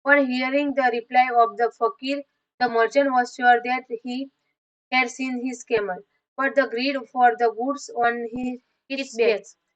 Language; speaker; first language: English; non-native, local second language; Gujarati